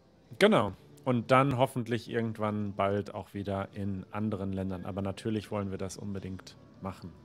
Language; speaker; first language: German; native; German